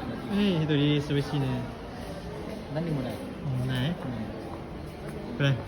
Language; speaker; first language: Japanese; non-native, learner; Hmong